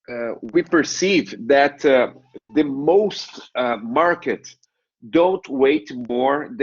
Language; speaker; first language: English; non-native, learner; Portuguese